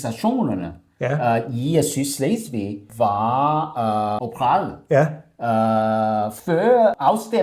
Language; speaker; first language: Danish; non-native, learner; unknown